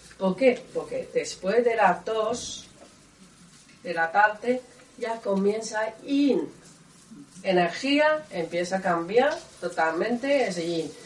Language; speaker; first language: Spanish; non-native, learner; Chinese